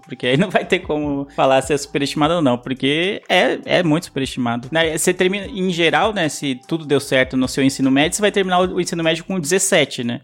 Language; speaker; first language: Portuguese; native; Portuguese